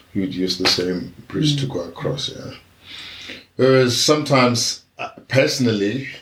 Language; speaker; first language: English; non-native, local second language; Tswana